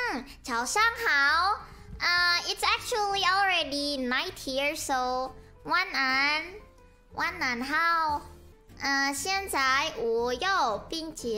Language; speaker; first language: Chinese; non-native, learner; Indonesian